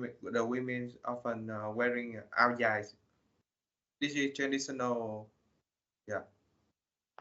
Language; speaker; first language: English; non-native, learner; Vietnamese